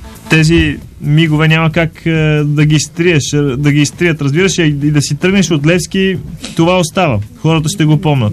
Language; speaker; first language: Bulgarian; native; Bulgarian